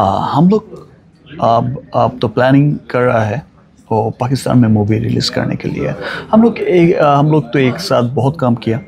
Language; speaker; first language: Hindi; non-native, learner; Bangla